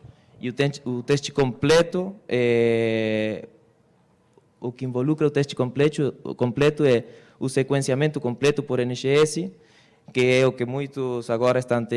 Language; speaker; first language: Portuguese; non-native, fluent; Spanish